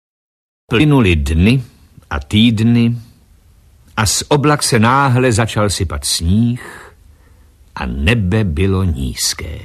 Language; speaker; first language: Czech; native; Czech